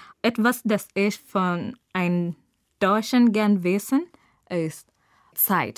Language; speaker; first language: German; non-native, learner; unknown